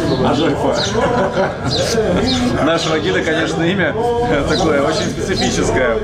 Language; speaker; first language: Russian; native; Russian